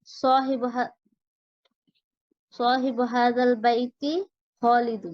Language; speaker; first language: Arabic; non-native, learner; Bangla